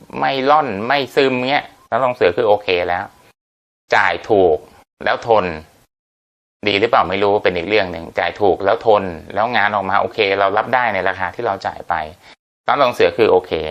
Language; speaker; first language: Thai; native; Thai